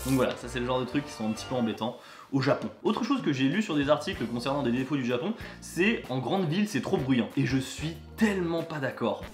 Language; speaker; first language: French; native; French